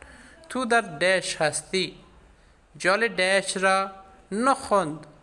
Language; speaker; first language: Persian; non-native, fluent; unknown